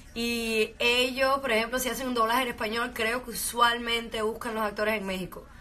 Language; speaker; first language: English; early bilingual, heritage; Spanish